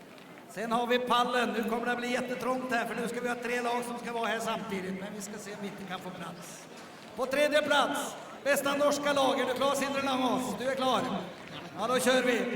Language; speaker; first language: Swedish; native; Swedish